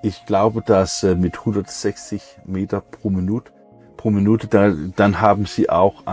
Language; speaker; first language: German; non-native, learner; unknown